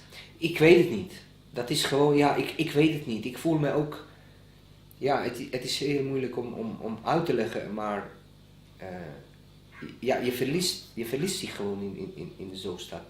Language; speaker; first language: Dutch; non-native, fluent; Bosnian